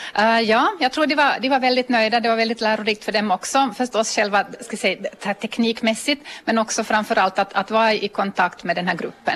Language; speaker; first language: Swedish; native; Swedish